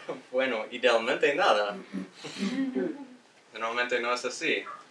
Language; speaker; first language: Spanish; non-native, fluent; English